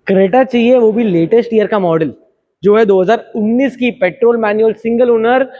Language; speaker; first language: Hindi; non-native, local second language; Marathi